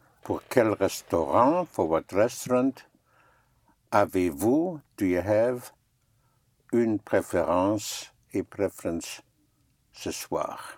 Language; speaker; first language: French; non-native, fluent; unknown